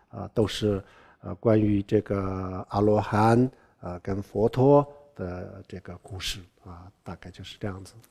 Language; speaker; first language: Chinese; non-native, local second language; Tibetan